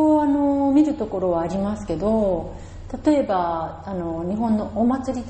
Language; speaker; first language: Japanese; native; Japanese